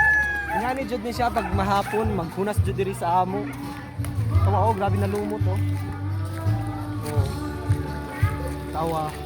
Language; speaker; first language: Filipino; non-native, local second language; Cebuano